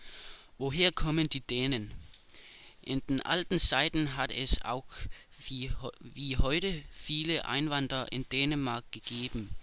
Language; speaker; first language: German; non-native, learner; Danish